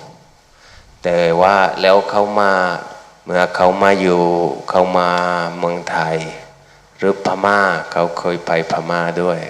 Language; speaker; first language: Thai; non-native, fluent; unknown